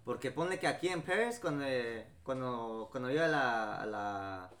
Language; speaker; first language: Spanish; early bilingual, heritage; Spanish